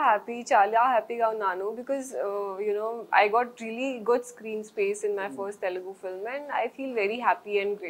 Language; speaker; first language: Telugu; non-native, learner; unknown